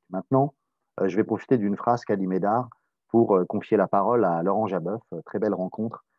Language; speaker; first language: French; native; French